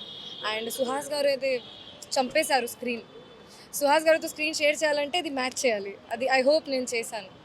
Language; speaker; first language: Telugu; non-native, fluent; Hindi